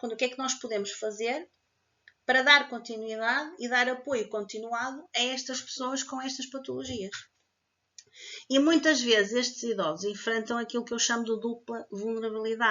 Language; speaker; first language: Portuguese; native; Portuguese